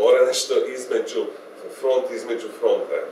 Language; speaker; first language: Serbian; non-native, fluent; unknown